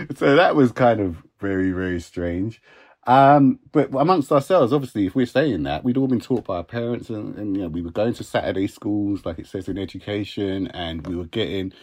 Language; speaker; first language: English; native; English